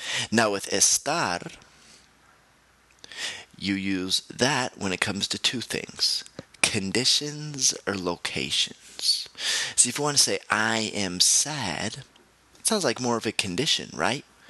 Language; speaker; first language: English; native; English